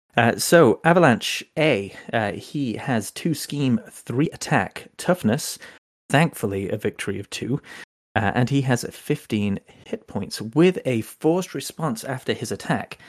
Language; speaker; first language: English; native; English